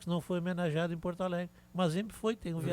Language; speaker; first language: Portuguese; native; Portuguese